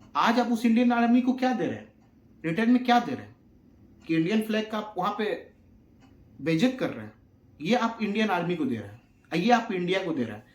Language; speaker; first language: Hindi; native; Hindi